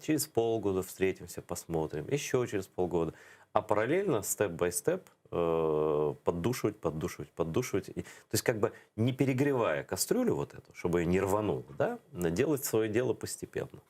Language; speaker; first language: Russian; native; Russian